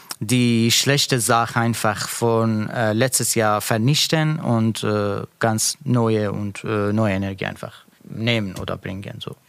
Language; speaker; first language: German; non-native, learner; Persian